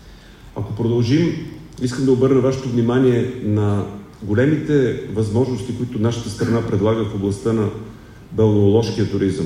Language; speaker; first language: Bulgarian; native; Bulgarian